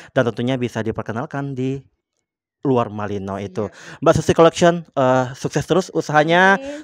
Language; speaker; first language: Indonesian; native; Indonesian